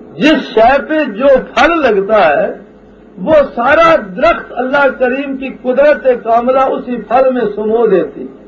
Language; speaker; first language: Urdu; non-native, local second language; Punjabi